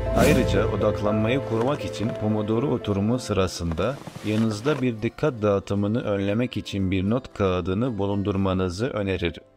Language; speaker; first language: Turkish; non-native, fluent; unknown